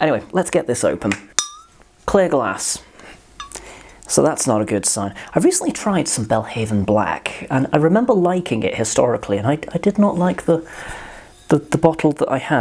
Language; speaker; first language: English; native; English